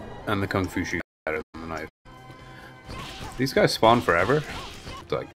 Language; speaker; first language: English; native; English